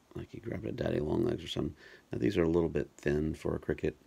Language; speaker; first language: English; native; English